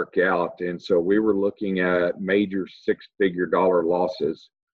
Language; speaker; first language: English; native; English